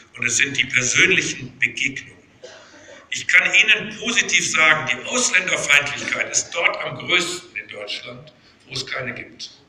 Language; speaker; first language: German; native; German